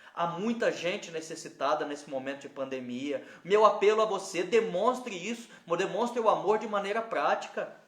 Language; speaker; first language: Portuguese; native; Portuguese